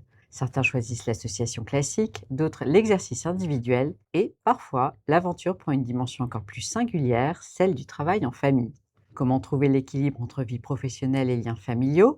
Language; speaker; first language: French; native; French